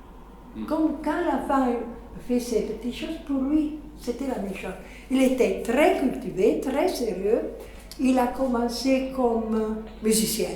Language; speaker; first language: French; non-native, fluent; Italian